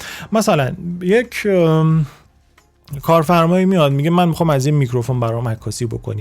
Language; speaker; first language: Persian; native; Persian